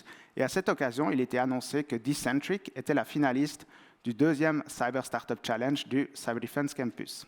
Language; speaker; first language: French; native; French